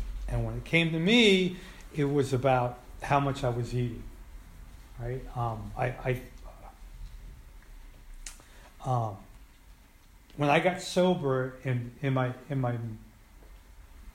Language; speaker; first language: English; native; English